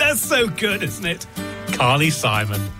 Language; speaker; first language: English; native; English